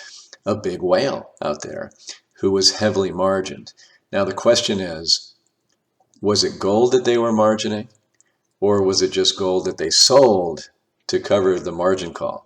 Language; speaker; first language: English; native; English